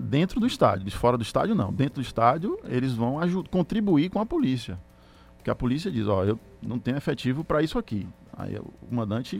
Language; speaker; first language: Portuguese; native; Portuguese